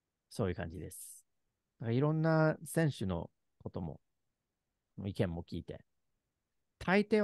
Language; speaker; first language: Japanese; non-native, fluent; English